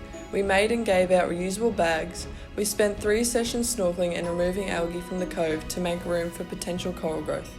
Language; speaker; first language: English; native; English